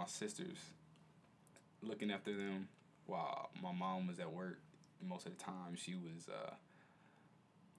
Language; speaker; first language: English; native; English